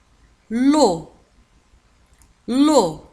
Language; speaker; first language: French; non-native, fluent; Arabic